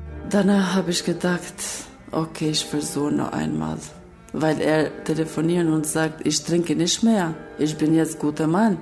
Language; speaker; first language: German; non-native, learner; Albanian